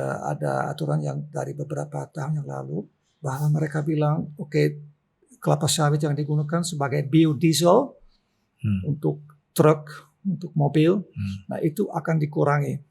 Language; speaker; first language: Indonesian; non-native, local second language; Dutch